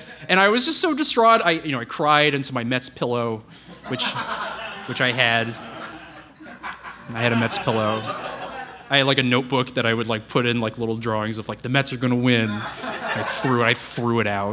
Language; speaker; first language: English; native; English